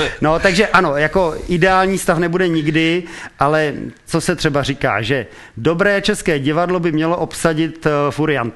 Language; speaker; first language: Czech; native; Czech